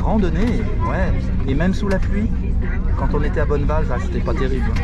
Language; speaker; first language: French; native; French